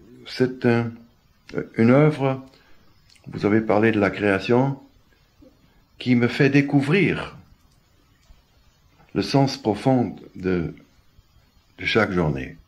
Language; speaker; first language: French; non-native, fluent; German